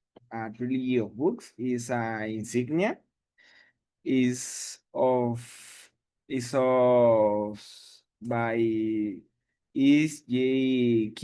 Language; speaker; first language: English; non-native, learner; Spanish